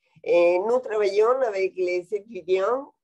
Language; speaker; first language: French; non-native, fluent; Spanish